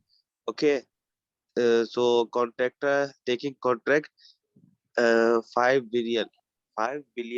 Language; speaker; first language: English; non-native, learner; Urdu